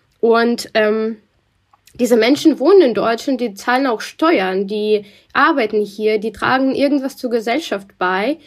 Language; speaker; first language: German; non-native, fluent; Russian